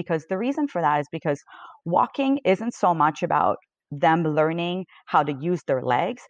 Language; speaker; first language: English; native; English